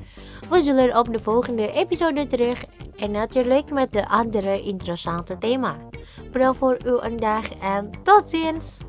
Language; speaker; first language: Dutch; non-native, learner; Indonesian